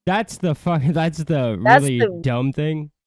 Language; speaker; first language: English; native; English